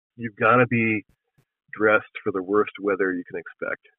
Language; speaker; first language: English; native; English